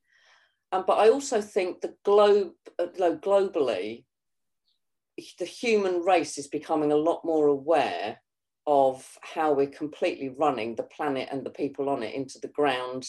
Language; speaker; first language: English; native; English